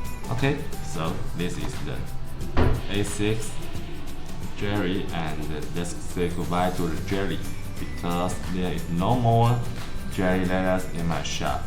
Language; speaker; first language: English; non-native, learner; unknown